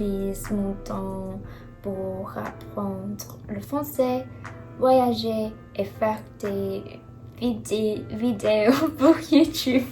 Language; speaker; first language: French; non-native, learner; Chinese